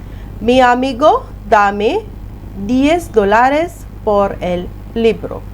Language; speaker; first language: Spanish; non-native, fluent; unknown